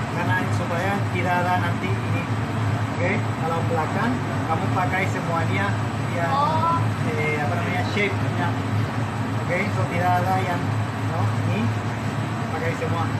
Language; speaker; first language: Indonesian; non-native, learner; Spanish